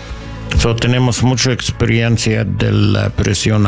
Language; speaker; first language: Spanish; non-native, learner; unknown